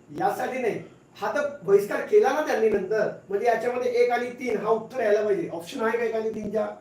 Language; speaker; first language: Marathi; non-native, local second language; Hindi